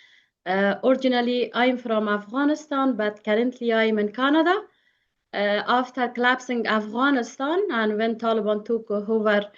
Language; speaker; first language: English; non-native, learner; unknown